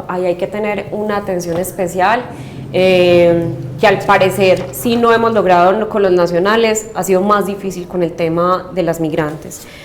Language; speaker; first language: Spanish; native; Spanish